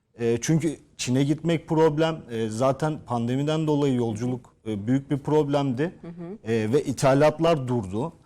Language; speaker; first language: Turkish; native; Turkish